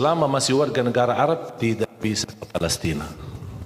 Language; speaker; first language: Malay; non-native, fluent; Arabic